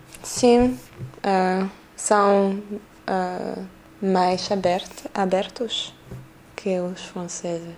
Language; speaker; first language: Portuguese; early bilingual, heritage; French